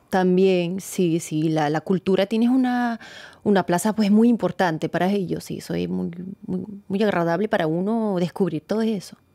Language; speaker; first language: Spanish; non-native, fluent; French